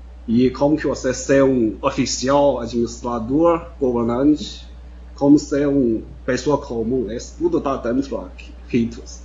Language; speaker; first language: Portuguese; non-native, fluent; Chinese